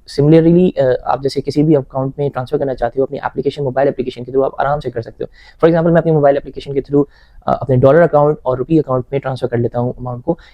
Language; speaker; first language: Urdu; native; Urdu